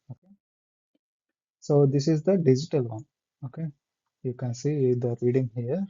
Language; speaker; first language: English; non-native, local second language; Telugu